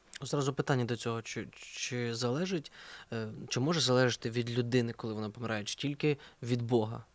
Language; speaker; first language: Ukrainian; native; Ukrainian